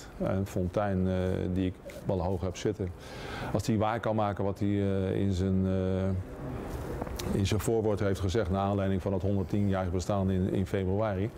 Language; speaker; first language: Dutch; native; Dutch